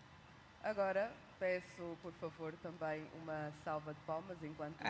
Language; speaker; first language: Portuguese; native; Portuguese